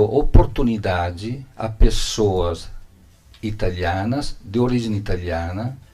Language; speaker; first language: Portuguese; non-native, learner; Italian